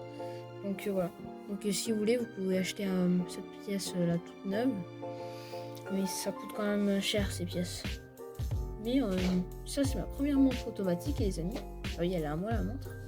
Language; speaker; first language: French; native; French